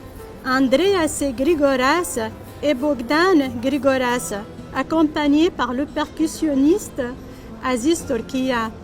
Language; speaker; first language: French; non-native, local second language; Arabic